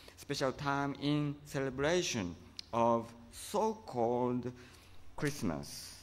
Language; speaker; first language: English; non-native, fluent; Japanese